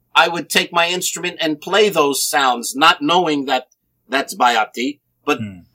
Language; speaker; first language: English; native; English